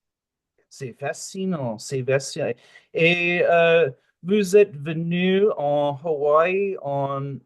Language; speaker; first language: French; non-native, learner; English